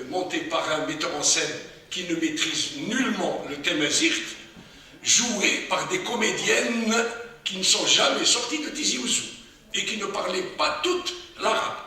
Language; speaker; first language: French; non-native, local second language; Arabic